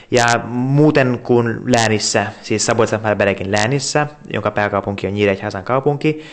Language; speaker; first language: Finnish; non-native, fluent; Hungarian